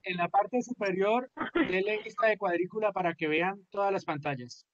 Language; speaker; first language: Spanish; native; Spanish